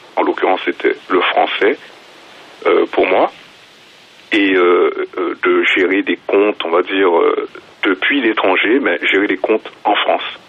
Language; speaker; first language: French; native; French